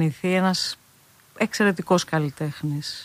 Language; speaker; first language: Greek; native; Greek